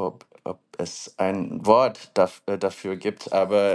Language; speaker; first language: German; non-native, learner; English